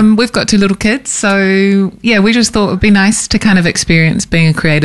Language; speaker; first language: English; native; English